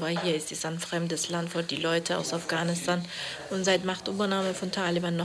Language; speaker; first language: German; non-native, learner; Persian